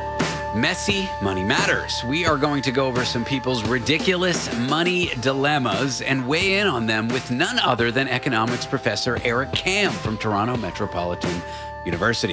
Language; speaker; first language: English; native; English